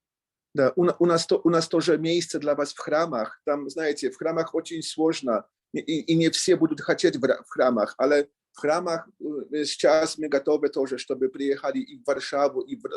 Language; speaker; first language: Russian; non-native, learner; Polish